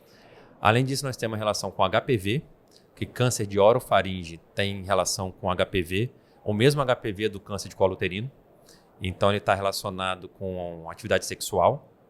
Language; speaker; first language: Portuguese; native; Portuguese